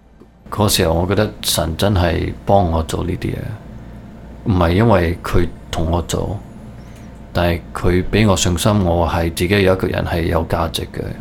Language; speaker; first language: Cantonese; early bilingual, heritage; Cantonese